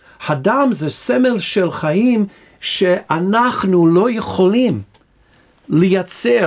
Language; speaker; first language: Hebrew; non-native, fluent; English